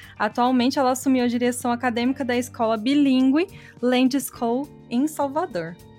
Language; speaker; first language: Portuguese; native; Portuguese